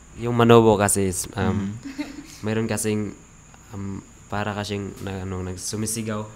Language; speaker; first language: Filipino; non-native, local second language; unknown